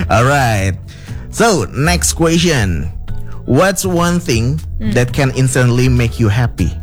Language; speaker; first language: English; non-native, fluent; Indonesian